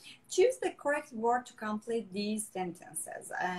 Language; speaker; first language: English; non-native, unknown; Persian